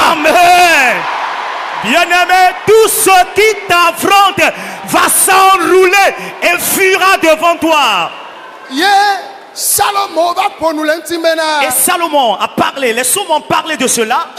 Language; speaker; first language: French; non-native, local second language; Ewe